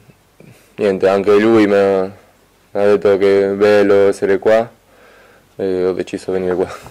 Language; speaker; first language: Italian; non-native, fluent; Spanish